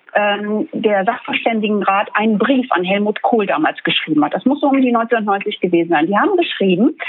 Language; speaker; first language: German; early bilingual, other home language; Turkish